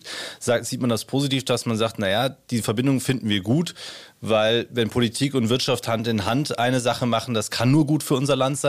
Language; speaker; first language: German; native; German